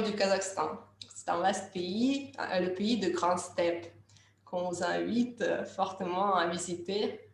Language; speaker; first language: French; non-native, fluent; Russian